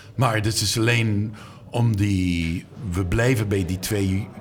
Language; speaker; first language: Dutch; non-native, learner; English